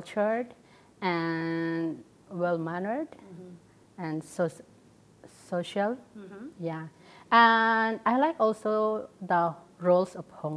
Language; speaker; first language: English; non-native, local second language; Waray